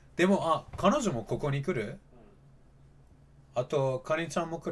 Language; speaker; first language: Japanese; non-native, learner; Persian